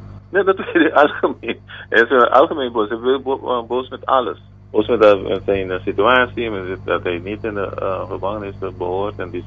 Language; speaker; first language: Dutch; non-native, local second language; Papiamento